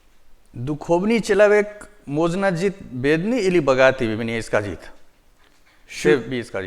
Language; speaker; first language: Russian; non-native, learner; Hindi